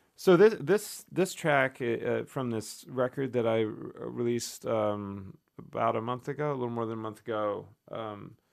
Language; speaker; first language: English; native; English